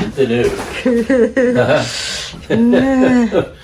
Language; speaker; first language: Swedish; non-native, learner; Thai